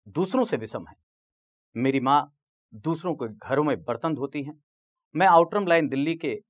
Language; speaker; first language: Hindi; native; Hindi